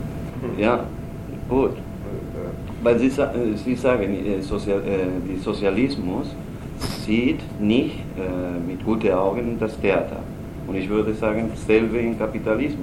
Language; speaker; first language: German; non-native, learner; Spanish